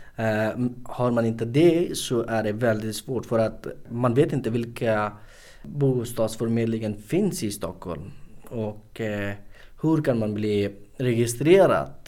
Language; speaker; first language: Swedish; non-native, fluent; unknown